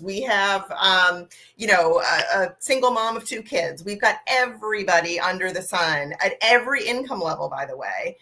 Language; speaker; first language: English; native; English